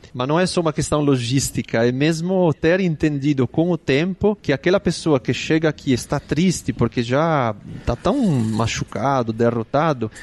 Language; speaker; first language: Portuguese; non-native, fluent; Italian